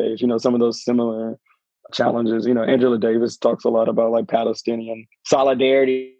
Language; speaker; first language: English; native; English